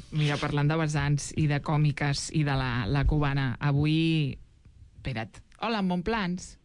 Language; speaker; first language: Catalan; native; Catalan